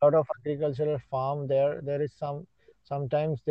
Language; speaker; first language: English; non-native, learner; Malayalam